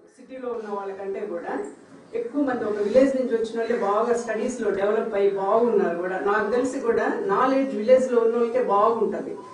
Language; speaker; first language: Telugu; native; Telugu